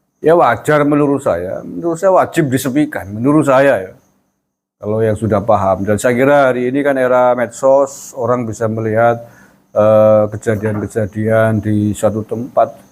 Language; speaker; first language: Indonesian; non-native, local second language; Javanese